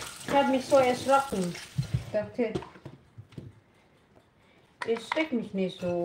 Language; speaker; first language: German; non-native, learner; Filipino